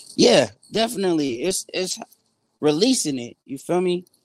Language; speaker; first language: English; native; English